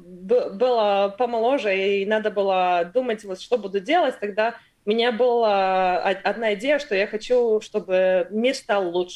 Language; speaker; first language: Russian; non-native, local second language; Latvian